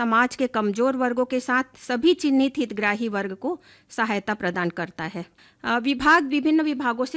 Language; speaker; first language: Hindi; native; Hindi